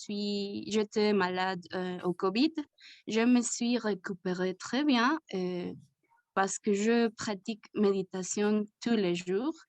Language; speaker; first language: French; non-native, learner; Spanish